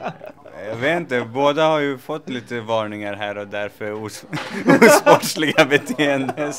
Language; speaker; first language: Swedish; native; Swedish